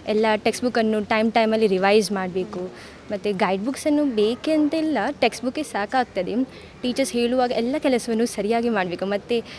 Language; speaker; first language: Kannada; non-native, local second language; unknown